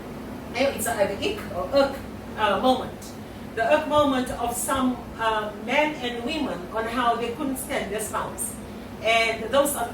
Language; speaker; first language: English; non-native, local second language; Filipino